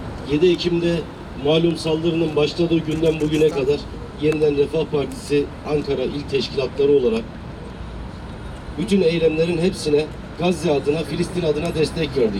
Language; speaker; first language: Turkish; native; Turkish